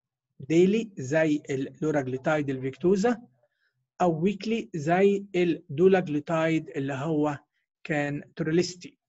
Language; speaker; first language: Arabic; native; Arabic